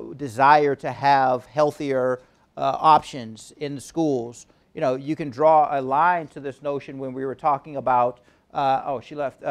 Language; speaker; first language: English; native; English